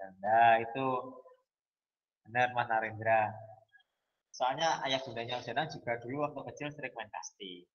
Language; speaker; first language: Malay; non-native, local second language; Javanese